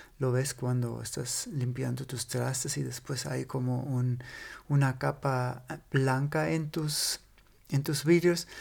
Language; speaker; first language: Spanish; non-native, fluent; German